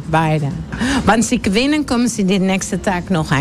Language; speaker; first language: German; non-native, learner; Dutch